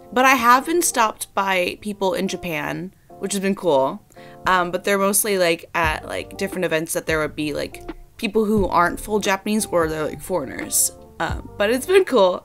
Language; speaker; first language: English; native; English